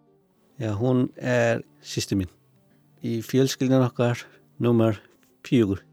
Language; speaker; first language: Icelandic; non-native, learner; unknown